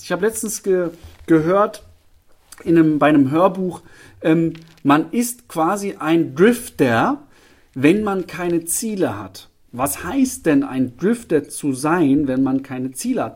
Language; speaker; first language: German; native; German